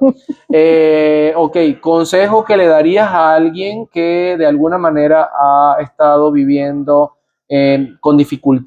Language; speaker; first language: Spanish; native; Spanish